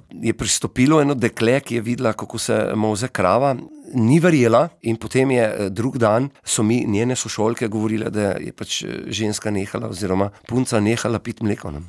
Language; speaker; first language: Slovenian; native; Slovenian